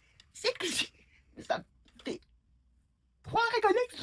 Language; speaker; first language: French; non-native, learner; Mongolian